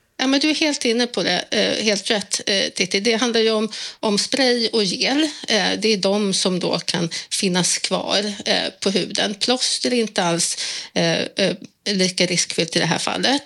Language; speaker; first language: Swedish; native; Swedish